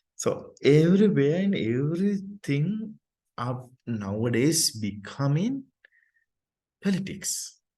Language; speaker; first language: English; non-native, local second language; Sinhala